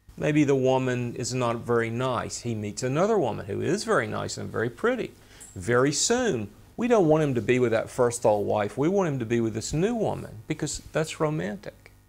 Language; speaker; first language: English; native; English